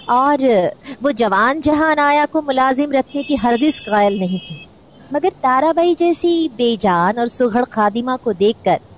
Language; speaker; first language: Urdu; non-native, local second language; Marathi